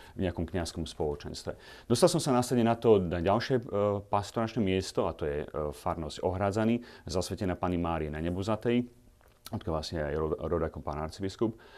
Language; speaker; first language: Slovak; native; Slovak